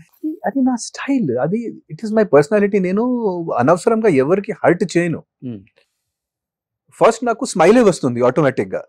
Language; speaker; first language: Telugu; non-native, fluent; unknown